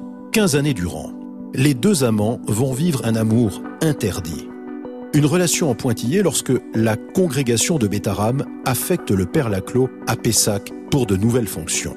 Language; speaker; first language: French; native; French